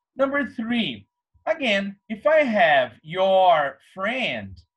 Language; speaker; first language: English; non-native, fluent; Portuguese